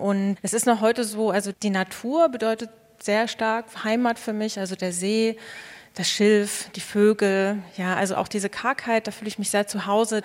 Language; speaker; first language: German; native; German